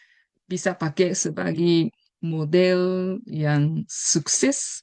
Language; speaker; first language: Indonesian; non-native, fluent; Japanese